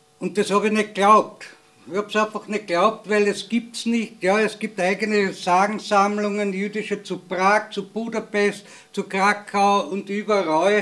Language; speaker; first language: German; native; German